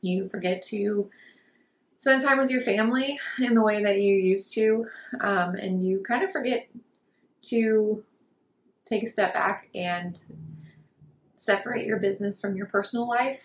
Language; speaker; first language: English; native; English